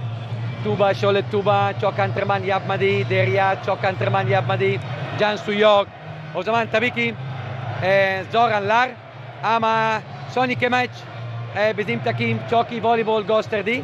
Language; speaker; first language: Turkish; non-native, learner; Italian